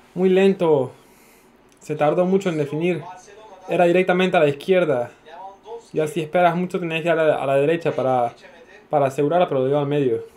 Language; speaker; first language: Spanish; non-native, fluent; Turkish